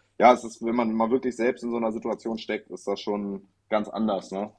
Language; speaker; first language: German; native; German